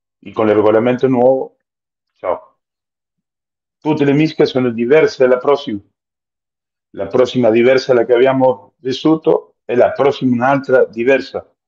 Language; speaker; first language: Italian; non-native, fluent; Spanish